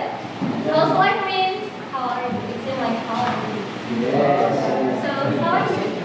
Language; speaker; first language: English; non-native, fluent; Indonesian